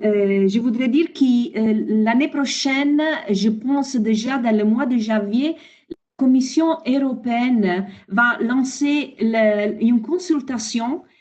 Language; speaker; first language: French; non-native, fluent; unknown